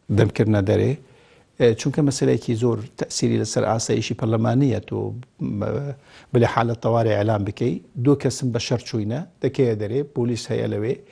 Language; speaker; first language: Central Kurdish; non-native, local second language; Kurdish